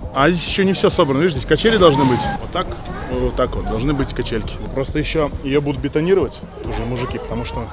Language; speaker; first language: Russian; native; Russian